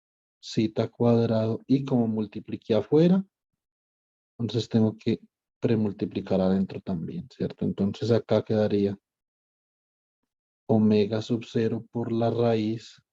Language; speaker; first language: Spanish; native; Spanish